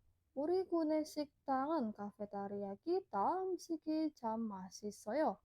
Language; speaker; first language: Korean; non-native, learner; Indonesian